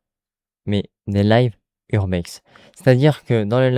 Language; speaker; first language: French; native; French